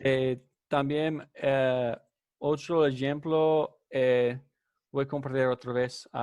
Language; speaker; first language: Spanish; non-native, fluent; English